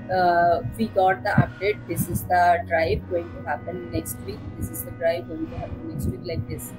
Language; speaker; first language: English; non-native, local second language; Bangla